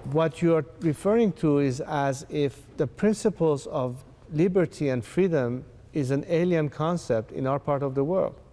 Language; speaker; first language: English; non-native, fluent; Persian